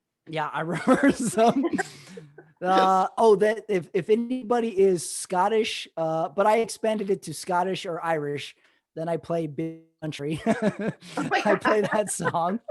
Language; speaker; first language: English; native; English